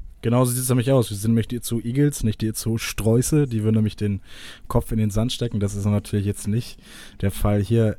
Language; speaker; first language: German; native; German